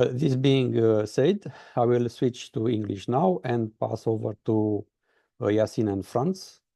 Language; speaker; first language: English; non-native, fluent; Romanian